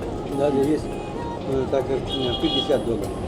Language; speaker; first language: Russian; non-native, fluent; Nepali